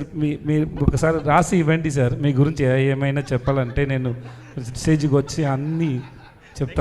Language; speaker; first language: Telugu; non-native, learner; Tamil